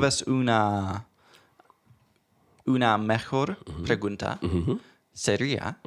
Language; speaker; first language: Spanish; non-native, learner; English